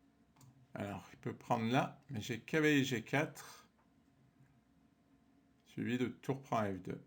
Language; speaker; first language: French; native; French